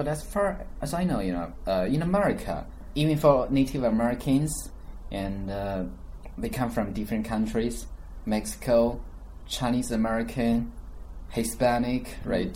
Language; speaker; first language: English; non-native, fluent; Chinese